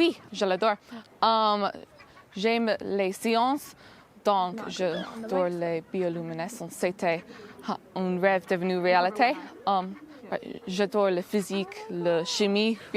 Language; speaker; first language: French; non-native, learner; English